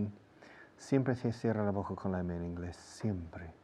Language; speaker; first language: Spanish; non-native, fluent; English